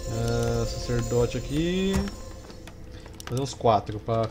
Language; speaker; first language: Portuguese; native; Portuguese